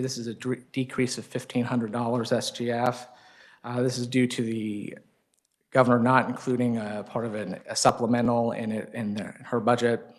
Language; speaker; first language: English; native; English